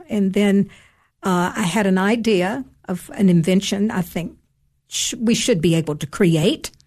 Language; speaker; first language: English; native; English